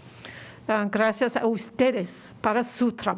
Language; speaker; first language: Spanish; non-native, learner; English